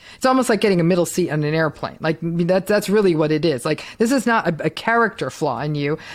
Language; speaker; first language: English; early bilingual, other home language; Hindi